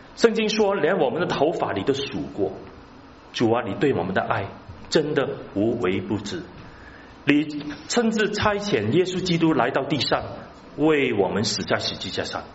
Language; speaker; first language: Chinese; non-native, local second language; Cantonese